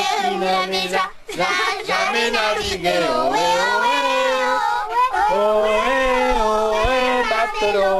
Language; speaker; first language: French; native; French